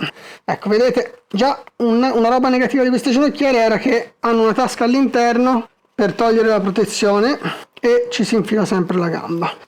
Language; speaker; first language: Italian; native; Italian